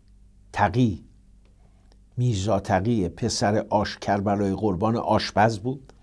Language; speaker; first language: Persian; native; Persian